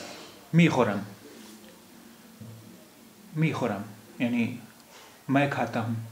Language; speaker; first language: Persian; non-native, fluent; Urdu